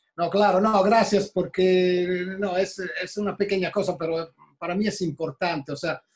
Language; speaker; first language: Spanish; non-native, fluent; Italian